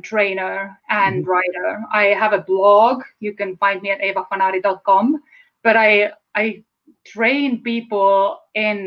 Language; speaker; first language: English; non-native, fluent; Estonian